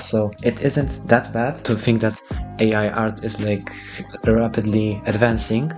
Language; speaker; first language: English; non-native, fluent; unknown